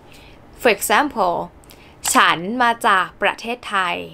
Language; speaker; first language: Thai; native; Thai